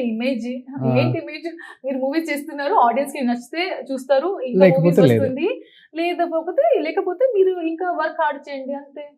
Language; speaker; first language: Telugu; non-native, local second language; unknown